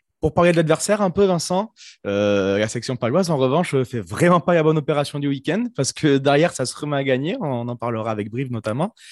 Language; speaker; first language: French; native; French